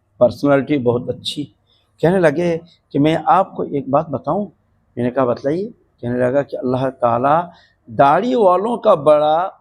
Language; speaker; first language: Urdu; non-native, fluent; Bangla